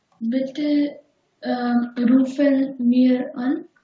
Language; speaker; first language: German; non-native, learner; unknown